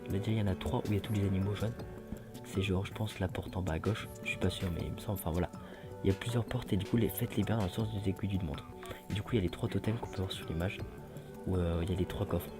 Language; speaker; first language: French; native; French